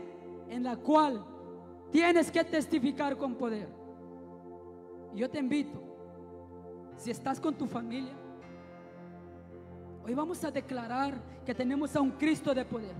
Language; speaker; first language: Spanish; native; Spanish